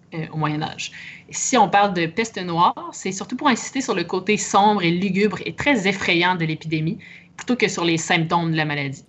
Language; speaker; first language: French; native; French